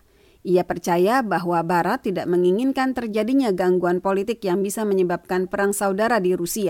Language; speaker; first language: Indonesian; native; Indonesian